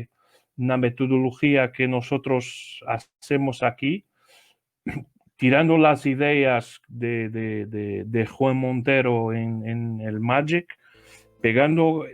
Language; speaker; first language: Spanish; non-native, learner; Portuguese